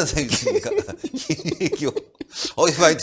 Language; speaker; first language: Korean; native; Korean